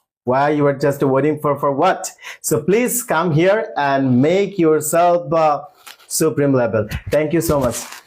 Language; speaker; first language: English; non-native, local second language; Bangla